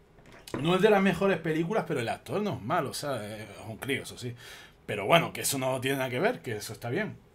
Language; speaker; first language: Spanish; native; Spanish